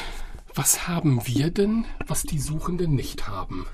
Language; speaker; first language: German; native; German